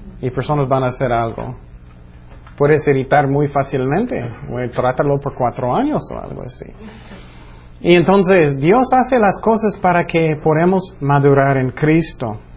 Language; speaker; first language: Spanish; non-native, fluent; English